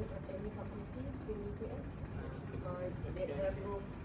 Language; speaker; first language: English; non-native, local second language; Malay